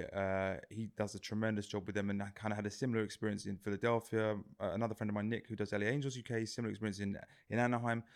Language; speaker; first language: English; native; English